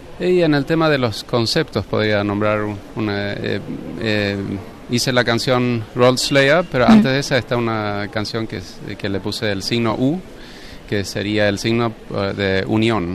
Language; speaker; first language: Spanish; non-native, fluent; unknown